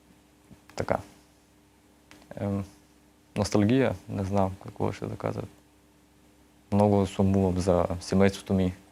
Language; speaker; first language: Bulgarian; early bilingual, heritage; Russian